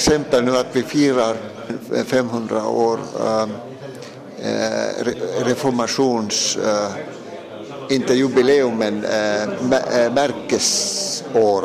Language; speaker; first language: Swedish; non-native, local second language; Finnish